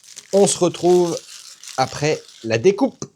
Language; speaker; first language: French; native; French